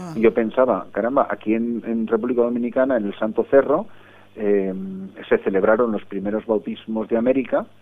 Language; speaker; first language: Spanish; early bilingual, other home language; English